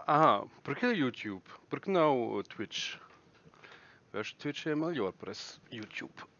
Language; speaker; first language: Portuguese; non-native, learner; German